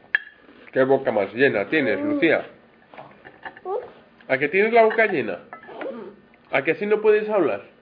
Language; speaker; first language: Spanish; native; Spanish